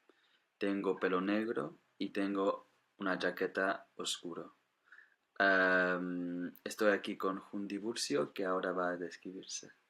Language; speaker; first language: Spanish; non-native, fluent; English